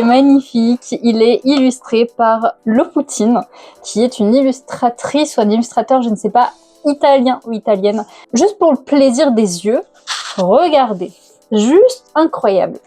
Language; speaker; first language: French; native; French